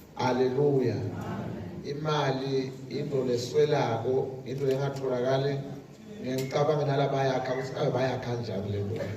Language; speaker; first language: Zulu; non-native, local second language; Swati